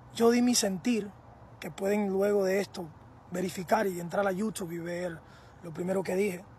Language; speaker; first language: Spanish; early bilingual, heritage; Spanish